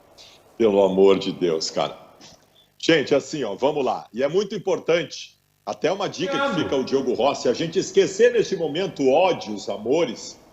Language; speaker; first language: Portuguese; native; Portuguese